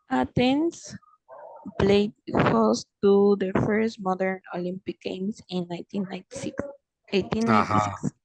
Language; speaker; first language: English; non-native, fluent; Spanish